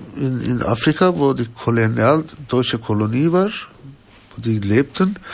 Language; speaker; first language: German; non-native, fluent; Turkish